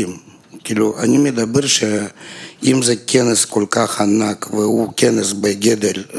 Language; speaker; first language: Hebrew; non-native, fluent; Russian